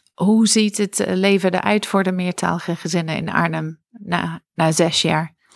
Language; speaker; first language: Dutch; non-native, fluent; English